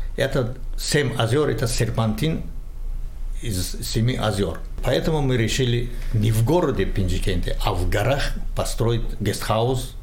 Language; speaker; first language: Russian; non-native, local second language; Tajik